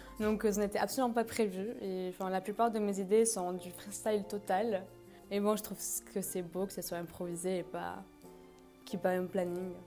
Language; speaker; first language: French; non-native, fluent; Spanish